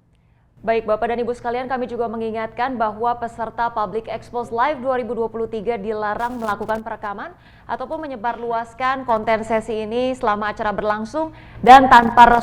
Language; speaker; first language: Indonesian; native; Indonesian